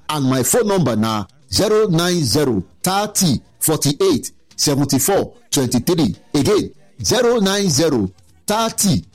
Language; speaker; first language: Nigerian Pidgin; non-native, local second language; Yoruba